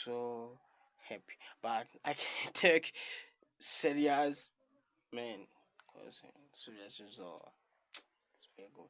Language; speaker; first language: English; non-native, learner; Rundi